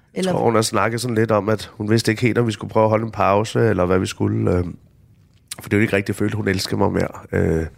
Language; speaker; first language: Danish; native; Danish